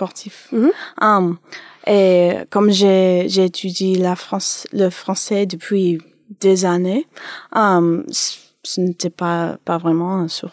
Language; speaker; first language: French; non-native, learner; English